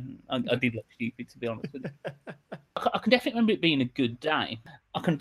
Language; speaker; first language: English; native; English